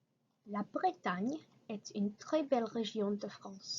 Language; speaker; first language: French; non-native, learner; English